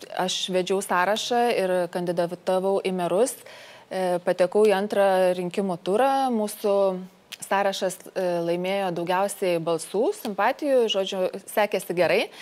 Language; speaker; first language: Lithuanian; native; Lithuanian